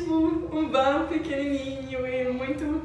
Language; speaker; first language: Portuguese; non-native, learner; English